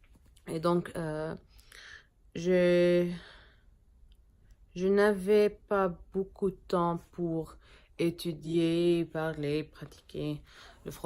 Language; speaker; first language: French; non-native, learner; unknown